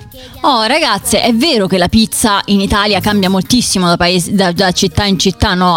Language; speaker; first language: Italian; native; Italian